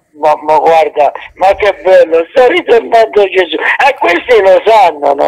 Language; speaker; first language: Italian; native; Italian